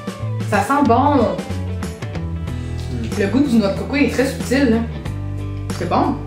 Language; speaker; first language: French; native; French